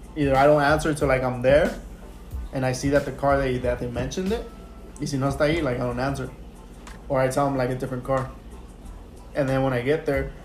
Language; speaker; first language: English; early bilingual, other home language; Spanish